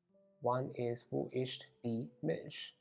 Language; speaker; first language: German; non-native, learner; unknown